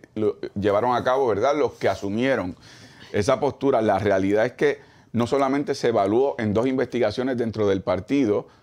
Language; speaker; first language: Spanish; native; Spanish